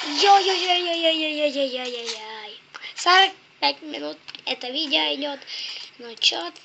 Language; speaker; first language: Russian; non-native, local second language; Ukrainian